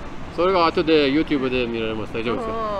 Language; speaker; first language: Japanese; non-native, learner; Khmer